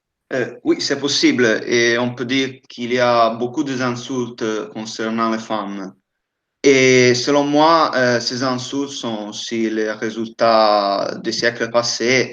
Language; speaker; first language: French; non-native, fluent; Italian